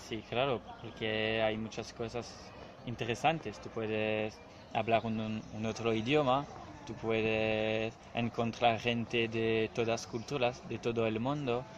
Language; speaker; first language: Spanish; non-native, learner; French